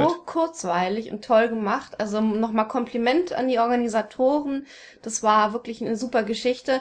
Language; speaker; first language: German; native; German